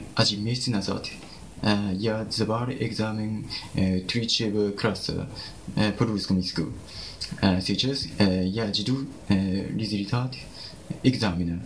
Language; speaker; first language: Russian; non-native, learner; Japanese